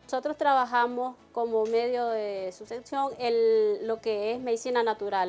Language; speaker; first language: Spanish; native; Spanish